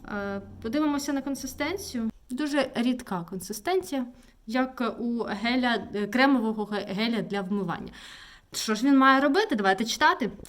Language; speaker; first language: Ukrainian; non-native, local second language; Russian